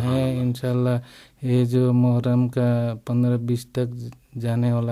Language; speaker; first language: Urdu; non-native, learner; Nepali